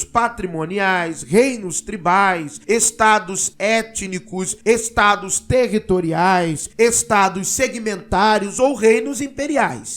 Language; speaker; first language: Portuguese; native; Portuguese